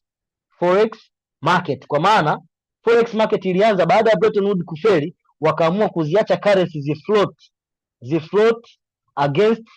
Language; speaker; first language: Swahili; native; Swahili